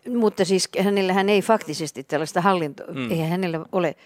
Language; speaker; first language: Finnish; native; Finnish